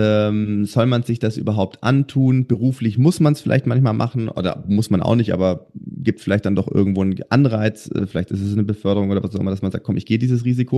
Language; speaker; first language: German; native; German